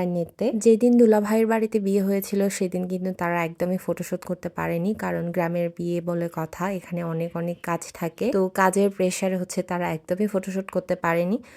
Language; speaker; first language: Bangla; non-native, local second language; Chakma